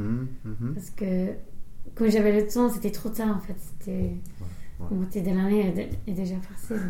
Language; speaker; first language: French; non-native, fluent; English